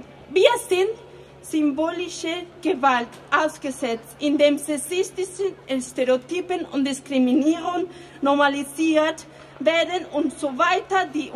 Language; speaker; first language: German; non-native, fluent; Spanish